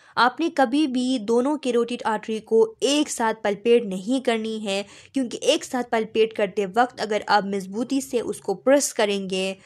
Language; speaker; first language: Urdu; non-native, local second language; Pashto